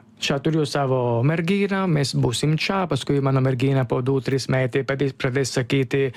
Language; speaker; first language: Lithuanian; non-native, fluent; Italian